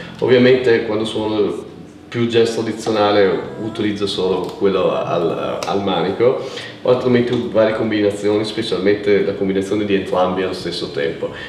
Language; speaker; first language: Italian; native; Italian